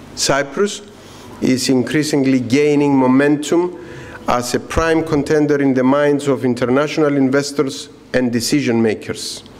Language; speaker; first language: English; non-native, fluent; Greek